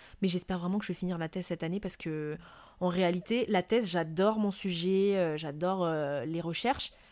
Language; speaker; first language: French; non-native, local second language; Malagasy